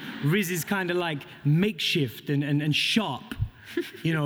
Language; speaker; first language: English; native; English